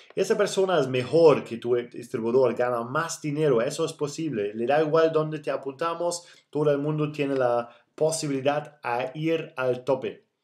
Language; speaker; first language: Spanish; non-native, fluent; German